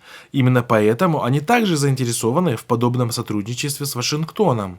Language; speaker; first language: Russian; native; Russian